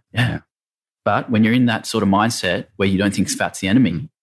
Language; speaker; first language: English; native; English